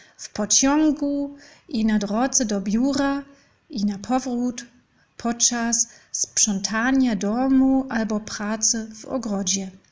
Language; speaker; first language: Polish; non-native, learner; German